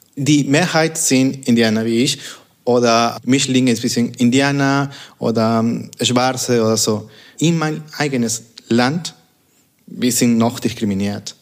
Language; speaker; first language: German; non-native, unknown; Spanish